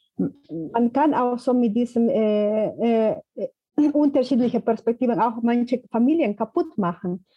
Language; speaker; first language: German; non-native, fluent; Spanish